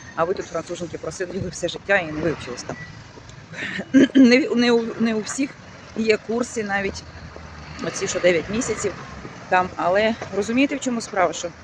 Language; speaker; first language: Ukrainian; native; Ukrainian